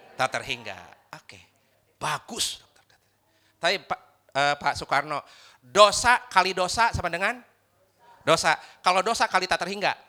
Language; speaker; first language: Indonesian; non-native, local second language; Sundanese